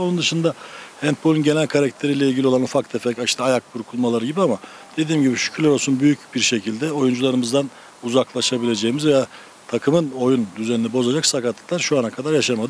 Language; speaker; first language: Turkish; native; Turkish